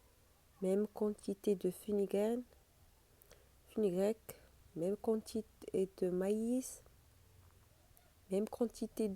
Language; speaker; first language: French; non-native, learner; Arabic